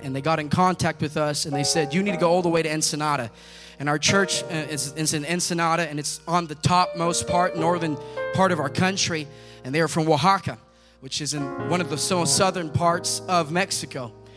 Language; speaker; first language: English; native; English